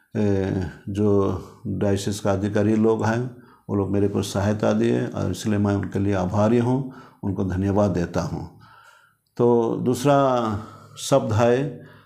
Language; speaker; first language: Hindi; non-native, local second language; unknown